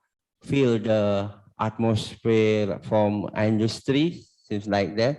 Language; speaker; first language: English; non-native, learner; Indonesian